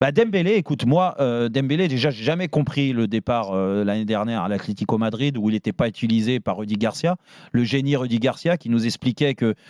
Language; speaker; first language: French; native; French